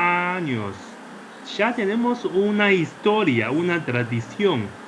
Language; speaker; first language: Spanish; non-native, fluent; Chinese